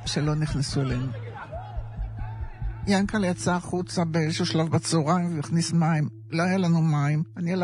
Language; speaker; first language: Hebrew; native; Hebrew